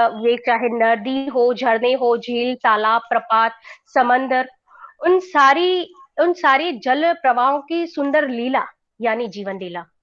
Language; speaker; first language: Hindi; non-native, local second language; Gujarati